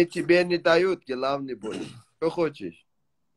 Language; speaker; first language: Russian; non-native, learner; Tajik